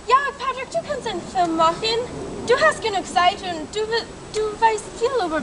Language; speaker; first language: German; non-native, learner; English